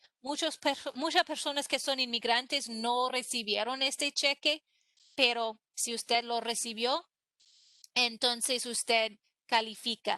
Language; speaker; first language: Spanish; non-native, fluent; English